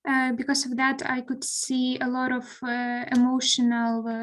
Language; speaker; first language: English; non-native, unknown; Ukrainian